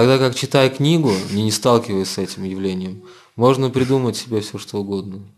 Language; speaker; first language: Russian; native; Russian